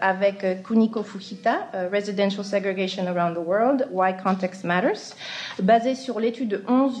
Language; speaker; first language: French; native; French